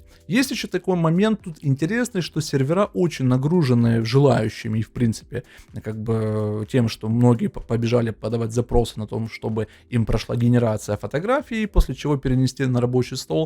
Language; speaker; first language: Russian; native; Russian